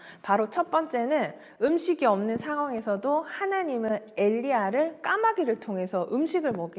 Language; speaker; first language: Korean; native; Korean